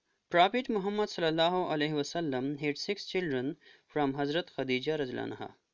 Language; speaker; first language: English; non-native, local second language; Urdu